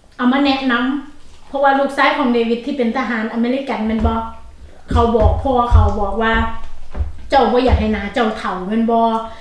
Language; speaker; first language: Thai; native; Thai